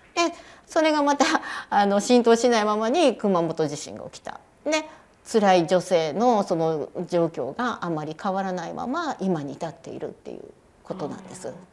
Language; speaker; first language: Japanese; native; Japanese